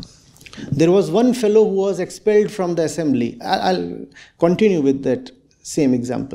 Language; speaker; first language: English; non-native, local second language; Hindi